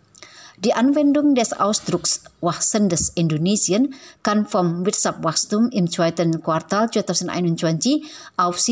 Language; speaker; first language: German; non-native, fluent; Indonesian